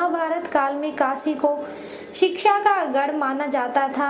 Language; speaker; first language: Hindi; native; Hindi